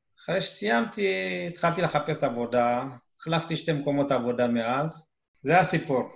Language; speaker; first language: Hebrew; early bilingual, other home language; Amharic